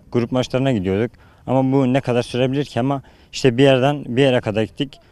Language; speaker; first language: Turkish; native; Turkish